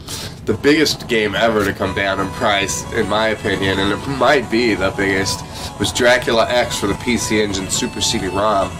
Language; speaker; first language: English; native; English